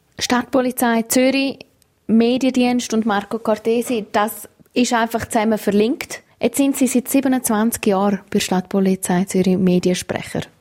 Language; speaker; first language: German; native; German